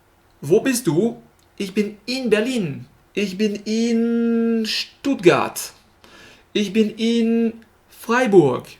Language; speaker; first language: German; non-native, fluent; French